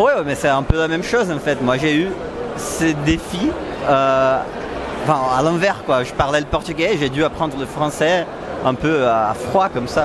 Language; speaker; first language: French; non-native, fluent; Portuguese